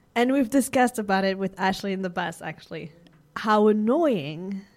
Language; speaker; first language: English; non-native, fluent; French